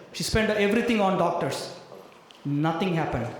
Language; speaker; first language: English; non-native, local second language; Tamil